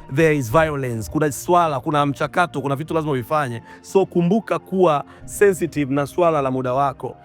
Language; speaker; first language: Swahili; native; Swahili